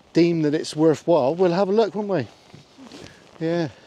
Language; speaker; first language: English; native; English